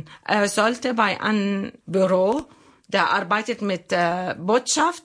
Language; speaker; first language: German; non-native, learner; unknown